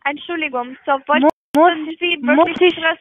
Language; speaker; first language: German; non-native, learner; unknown